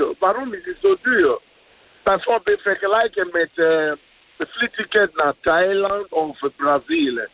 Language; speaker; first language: Dutch; non-native, learner; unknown